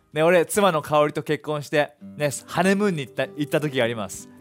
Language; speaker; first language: Japanese; native; Japanese